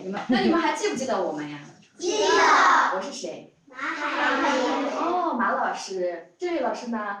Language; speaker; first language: Chinese; native; Chinese